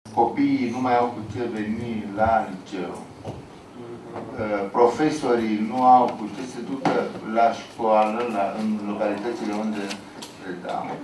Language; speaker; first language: Romanian; native; Romanian